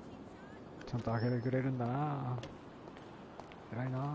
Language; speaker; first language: Japanese; native; Japanese